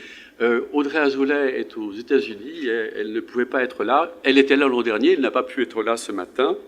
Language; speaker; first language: French; native; French